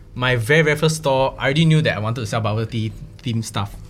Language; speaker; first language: English; non-native, local second language; Chinese